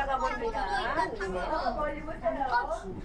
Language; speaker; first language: Korean; native; Korean